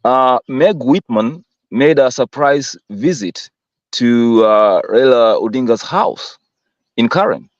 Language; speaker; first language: English; non-native, local second language; Swahili